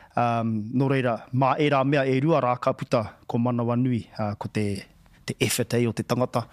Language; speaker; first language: Māori; non-native, local second language; English